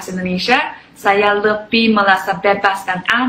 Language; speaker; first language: Indonesian; non-native, fluent; Chinese